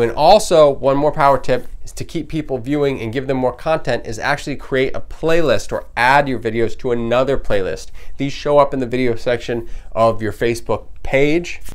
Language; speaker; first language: English; native; English